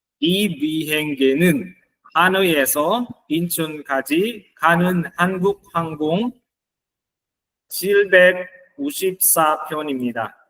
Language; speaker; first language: Korean; non-native, fluent; Filipino